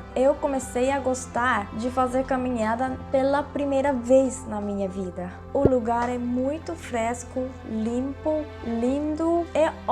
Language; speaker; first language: Portuguese; non-native, fluent; Korean